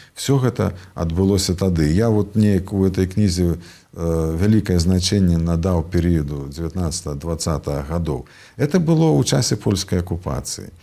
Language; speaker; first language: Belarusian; native; Belarusian